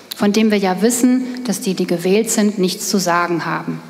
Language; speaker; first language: German; native; German